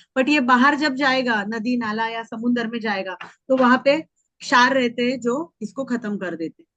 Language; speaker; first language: Hindi; non-native, local second language; Marathi